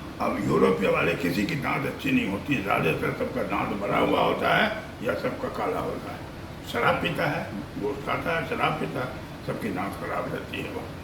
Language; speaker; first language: Hindi; native; Hindi